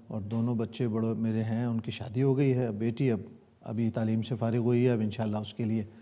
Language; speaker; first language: Urdu; native; Urdu